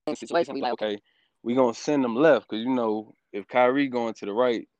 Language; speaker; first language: English; native; English